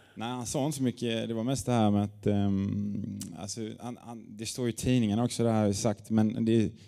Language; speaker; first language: Swedish; native; Swedish